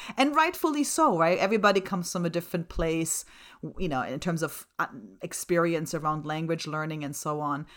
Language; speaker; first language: English; non-native, fluent; German